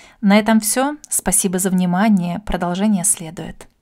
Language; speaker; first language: Russian; native; Russian